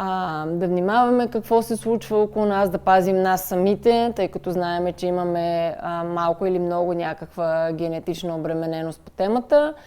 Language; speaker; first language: Bulgarian; native; Bulgarian